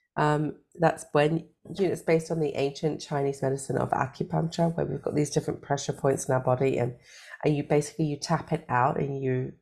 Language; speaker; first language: English; native; English